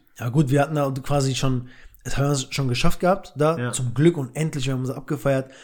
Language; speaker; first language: German; early bilingual, other home language; Albanian